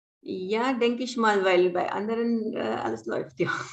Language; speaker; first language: German; non-native, fluent; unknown